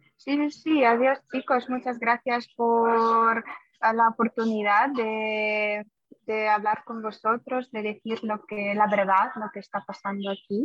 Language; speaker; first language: Spanish; non-native, fluent; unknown